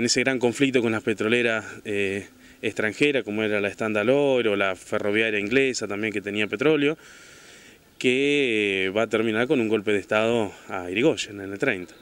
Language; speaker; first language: Spanish; native; Spanish